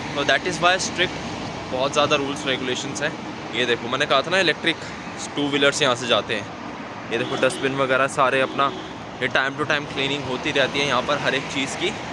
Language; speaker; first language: Hindi; native; Hindi